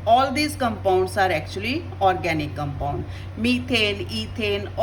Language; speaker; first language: English; non-native, local second language; Punjabi